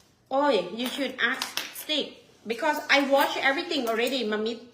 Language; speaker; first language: English; non-native, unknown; Thai